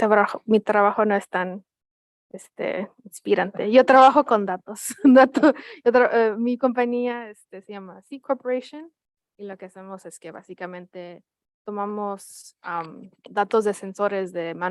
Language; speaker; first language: Spanish; early bilingual, heritage; Spanish